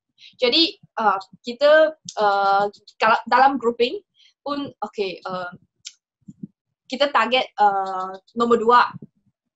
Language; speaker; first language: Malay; non-native, local second language; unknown